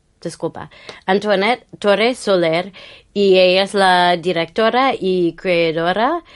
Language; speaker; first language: Spanish; non-native, fluent; English